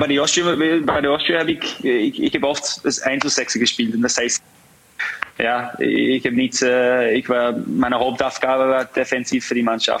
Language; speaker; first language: German; non-native, fluent; English